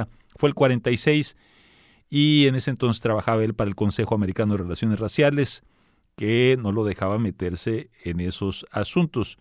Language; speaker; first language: Spanish; native; Spanish